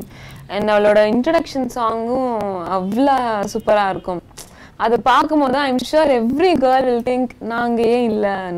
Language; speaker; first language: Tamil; non-native, local second language; Telugu